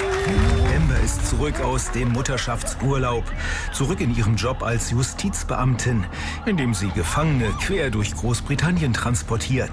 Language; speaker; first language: German; native; German